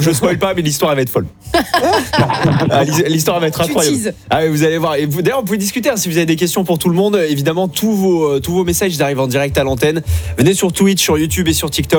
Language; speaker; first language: French; native; French